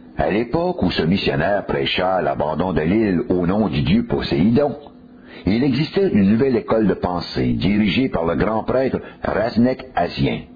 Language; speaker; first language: French; native; French